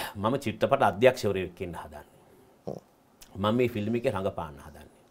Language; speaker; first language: Sinhala; native; Sinhala